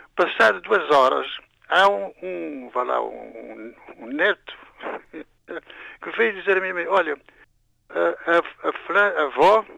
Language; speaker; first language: Portuguese; non-native, local second language; Kabuverdianu